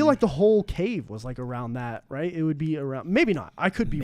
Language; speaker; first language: English; native; English